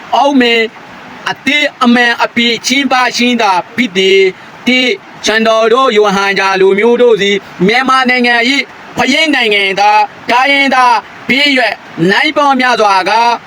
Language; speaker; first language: Burmese; non-native, local second language; Rohingya